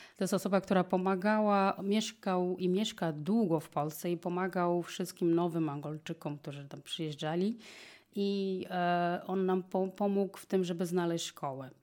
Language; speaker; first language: Polish; non-native, fluent; Portuguese